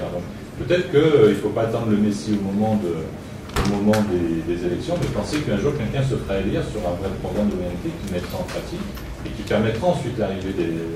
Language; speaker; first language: French; native; French